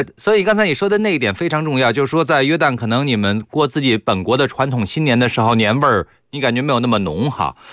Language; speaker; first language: Chinese; native; Chinese